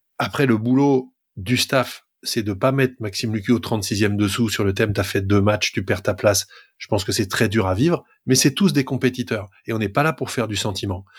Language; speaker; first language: French; native; French